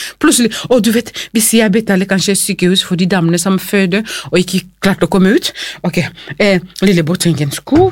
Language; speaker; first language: Norwegian; non-native, fluent; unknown